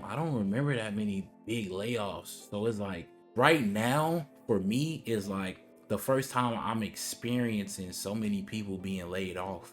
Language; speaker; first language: English; native; English